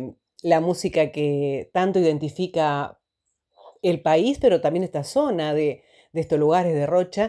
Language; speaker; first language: Spanish; native; Spanish